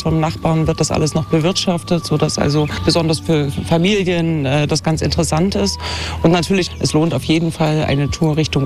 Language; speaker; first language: German; native; German